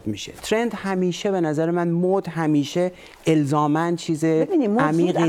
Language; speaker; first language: Persian; native; Persian